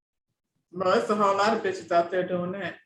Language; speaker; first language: English; native; English